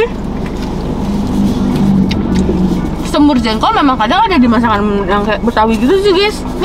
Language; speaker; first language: Indonesian; native; Indonesian